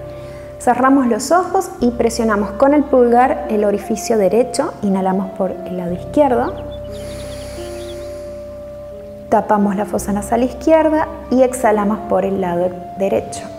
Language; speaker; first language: Spanish; native; Spanish